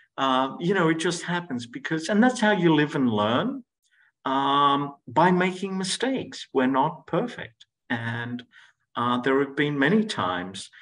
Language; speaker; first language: English; non-native, local second language; Greek